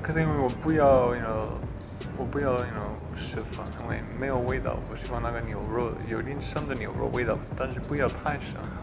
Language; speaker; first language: Chinese; non-native, learner; English